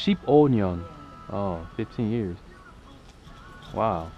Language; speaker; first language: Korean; non-native, learner; English